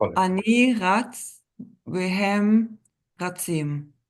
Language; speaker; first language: Hebrew; non-native, learner; English